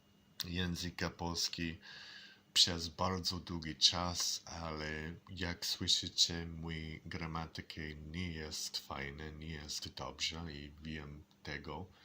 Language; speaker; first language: Polish; non-native, learner; English